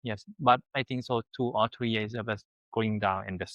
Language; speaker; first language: English; non-native, learner; Thai